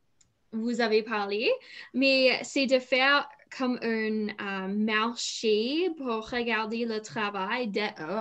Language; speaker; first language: French; non-native, learner; English